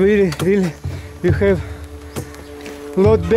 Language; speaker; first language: English; non-native, learner; Russian